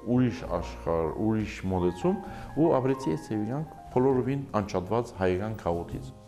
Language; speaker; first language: Armenian; early bilingual, heritage; Armenian